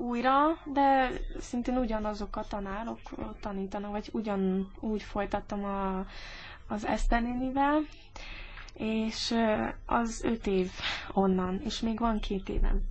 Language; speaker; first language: Hungarian; early bilingual, heritage; English